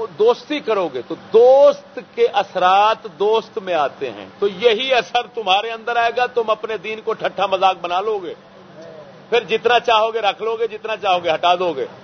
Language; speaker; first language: Urdu; non-native, local second language; Saraiki